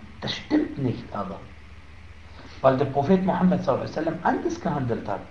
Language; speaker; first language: German; non-native, fluent; Arabic